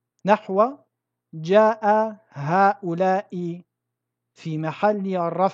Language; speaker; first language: Arabic; non-native, fluent; French